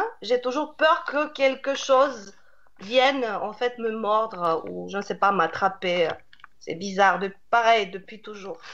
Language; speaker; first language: French; non-native, fluent; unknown